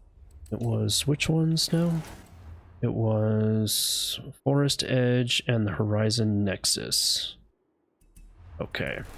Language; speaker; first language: English; native; English